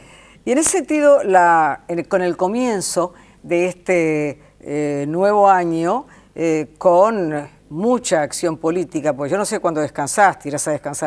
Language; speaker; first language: Spanish; native; Spanish